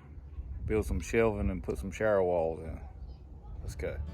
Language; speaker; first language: English; native; English